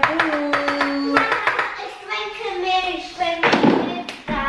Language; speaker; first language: German; early bilingual, other home language; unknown